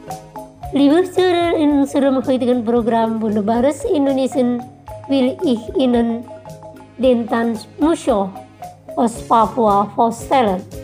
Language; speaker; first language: German; non-native, fluent; Indonesian